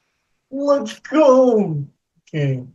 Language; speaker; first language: English; native; English